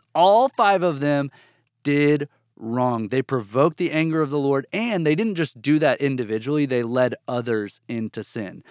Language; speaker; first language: English; native; English